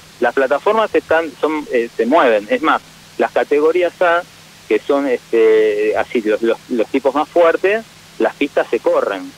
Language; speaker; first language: Spanish; native; Spanish